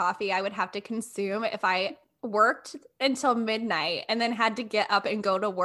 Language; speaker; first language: English; native; English